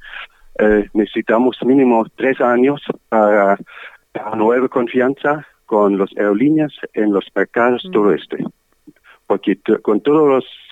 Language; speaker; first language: Spanish; non-native, learner; German